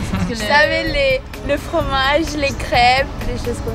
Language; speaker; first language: French; non-native, learner; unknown